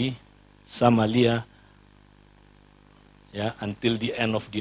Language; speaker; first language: English; non-native, fluent; Indonesian